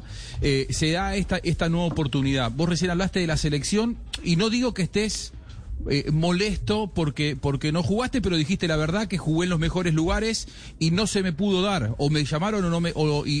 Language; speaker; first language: Spanish; native; Spanish